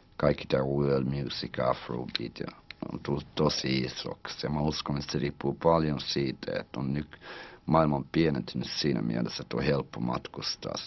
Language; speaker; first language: Finnish; early bilingual, heritage; Finnish